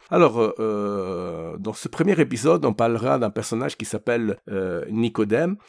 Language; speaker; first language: French; non-native, fluent; Italian